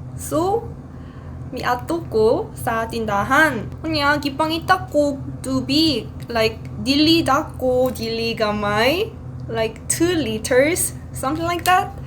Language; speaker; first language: Cebuano; non-native, learner; Korean